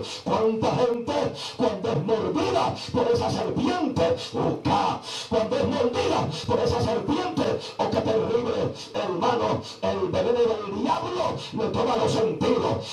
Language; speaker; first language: Spanish; native; Spanish